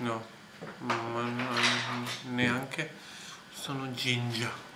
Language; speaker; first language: Italian; non-native, learner; German